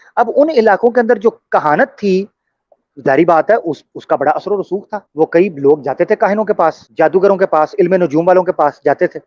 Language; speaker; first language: Urdu; native; Urdu